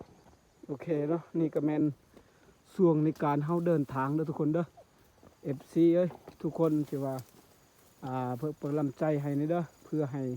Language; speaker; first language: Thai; non-native, local second language; Northeastern Thai